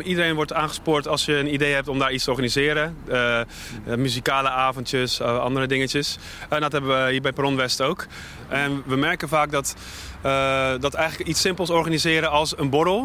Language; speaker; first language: Dutch; native; Dutch